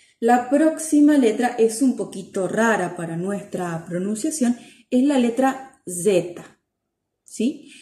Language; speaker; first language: Spanish; native; Spanish